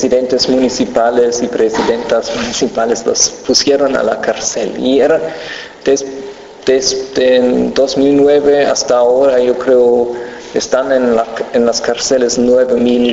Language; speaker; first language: Spanish; non-native, fluent; German